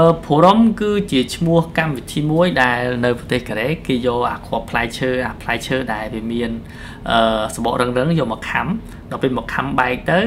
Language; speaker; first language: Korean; non-native, fluent; Khmer